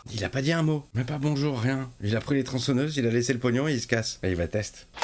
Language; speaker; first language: French; native; French